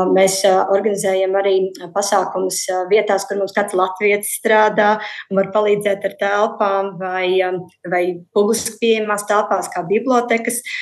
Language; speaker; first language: Latvian; native; Latvian